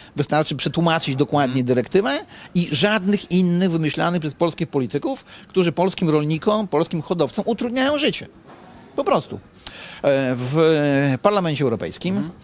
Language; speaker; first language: Polish; native; Polish